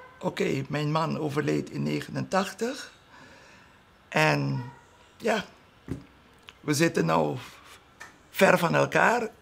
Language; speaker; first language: Dutch; non-native, local second language; Papiamento